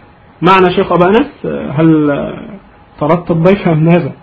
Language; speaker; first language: Arabic; native; Arabic